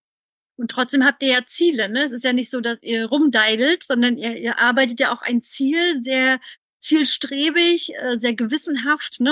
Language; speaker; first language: German; native; German